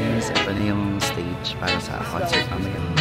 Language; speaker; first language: Filipino; native; Filipino